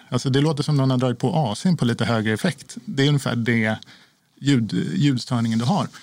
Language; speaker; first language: Swedish; native; Swedish